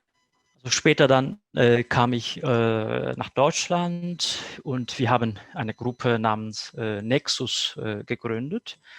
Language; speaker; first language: German; non-native, fluent; Kurdish